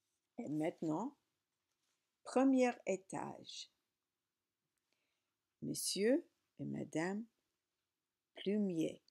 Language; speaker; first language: French; non-native, learner; English